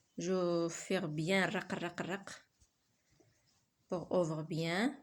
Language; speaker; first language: French; non-native, learner; Arabic